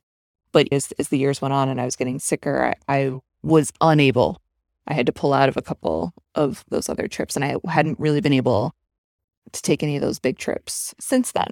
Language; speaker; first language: English; native; English